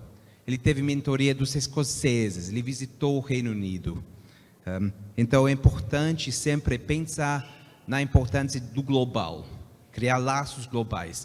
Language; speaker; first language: Portuguese; non-native, fluent; English